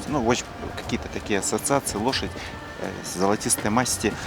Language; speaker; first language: Russian; native; Russian